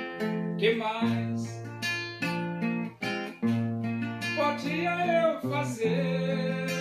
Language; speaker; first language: Portuguese; native; Portuguese